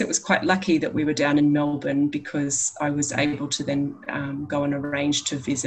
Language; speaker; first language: English; native; English